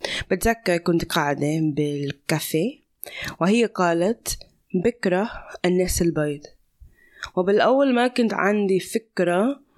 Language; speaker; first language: Arabic; non-native, fluent; English